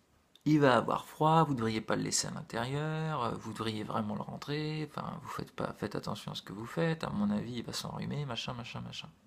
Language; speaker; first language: French; native; French